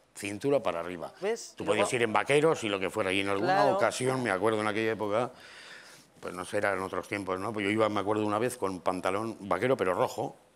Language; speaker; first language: Spanish; native; Spanish